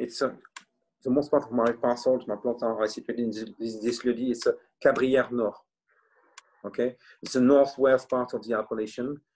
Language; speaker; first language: English; non-native, learner; French